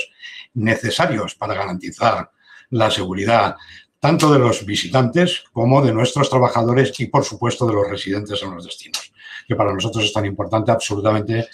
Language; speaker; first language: Spanish; native; Spanish